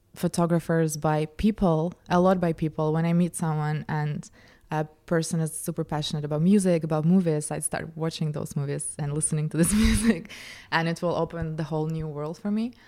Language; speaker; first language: English; non-native, fluent; Russian